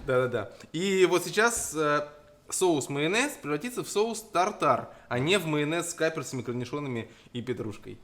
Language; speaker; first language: Russian; native; Russian